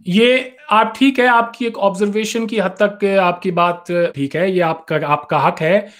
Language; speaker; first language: Hindi; native; Hindi